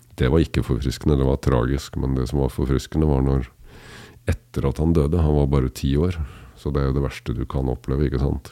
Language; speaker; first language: Norwegian; native; Norwegian